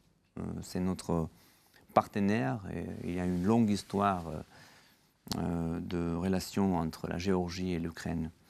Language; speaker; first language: French; non-native, fluent; Georgian